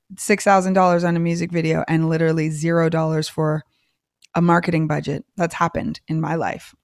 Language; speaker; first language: English; native; English